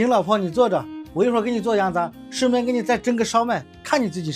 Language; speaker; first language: Chinese; native; Chinese